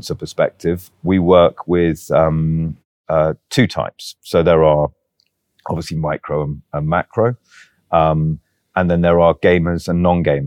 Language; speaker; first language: English; native; English